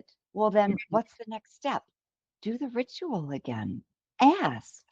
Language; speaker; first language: English; native; English